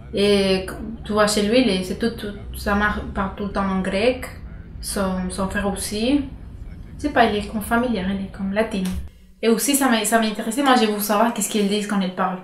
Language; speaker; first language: French; non-native, learner; Spanish